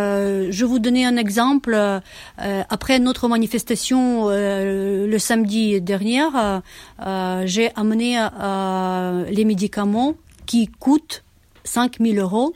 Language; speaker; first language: French; non-native, learner; Ukrainian